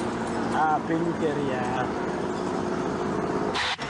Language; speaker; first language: French; native; French